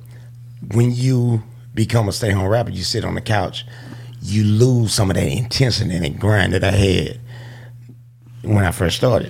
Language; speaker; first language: English; native; English